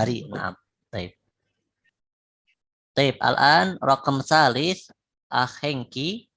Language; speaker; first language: Arabic; non-native, fluent; Indonesian